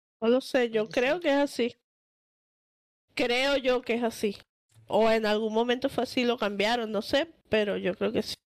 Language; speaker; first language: Spanish; non-native, learner; Portuguese